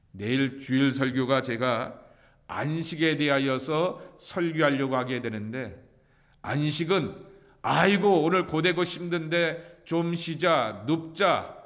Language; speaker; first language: Korean; native; Korean